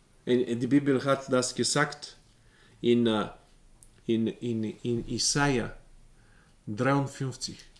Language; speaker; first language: German; non-native, learner; Bulgarian